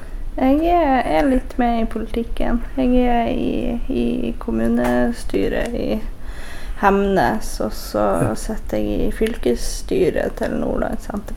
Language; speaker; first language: Norwegian; native; Norwegian